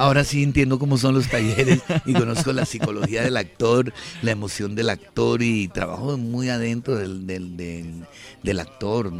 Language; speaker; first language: Spanish; native; Spanish